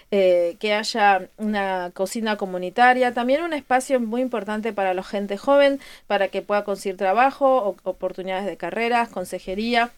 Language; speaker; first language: Spanish; native; Spanish